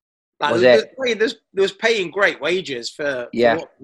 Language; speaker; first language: English; native; English